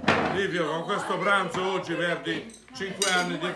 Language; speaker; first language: Italian; native; Italian